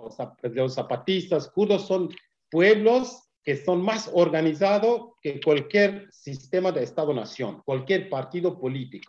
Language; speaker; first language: Spanish; non-native, learner; Kurdish